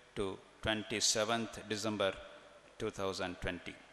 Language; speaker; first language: English; non-native, local second language; Tamil